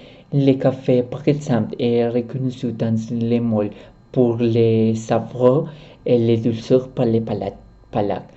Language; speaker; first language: French; non-native, learner; Spanish